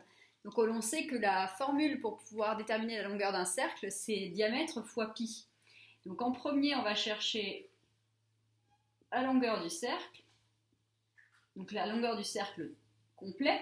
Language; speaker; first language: French; native; French